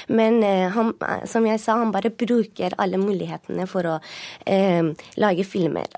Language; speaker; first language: Norwegian; non-native, fluent; Persian